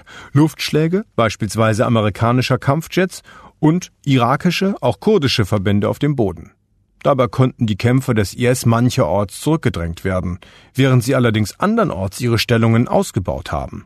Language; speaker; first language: German; native; German